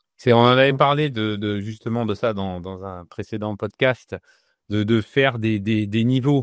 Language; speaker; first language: French; native; French